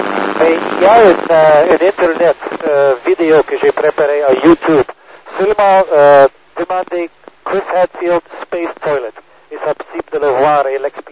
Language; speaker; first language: French; non-native, learner; English